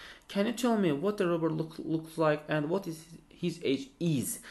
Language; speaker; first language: English; non-native, fluent; Azerbaijani